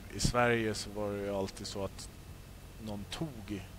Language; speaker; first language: Swedish; native; Swedish